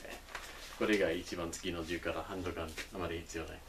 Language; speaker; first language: Japanese; non-native, learner; English